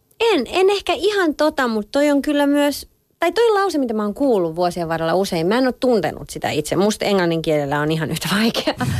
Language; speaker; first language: Finnish; early bilingual, other home language; French